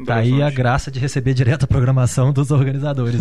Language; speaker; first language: Portuguese; native; Portuguese